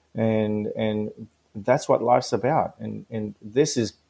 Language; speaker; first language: English; early bilingual, other home language; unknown